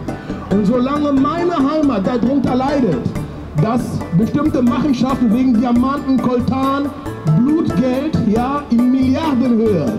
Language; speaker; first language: German; non-native, fluent; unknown